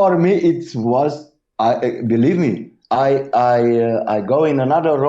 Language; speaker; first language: English; non-native, learner; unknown